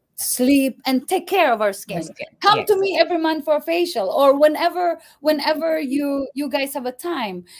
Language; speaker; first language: English; non-native, local second language; Cebuano